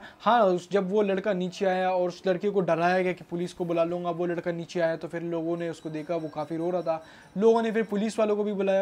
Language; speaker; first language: Hindi; native; Hindi